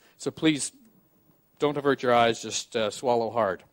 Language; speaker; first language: English; native; English